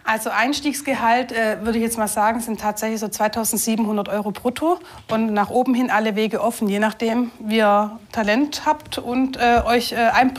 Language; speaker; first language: German; native; German